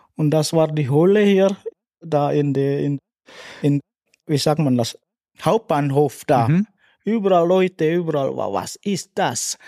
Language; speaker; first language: German; non-native, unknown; Indonesian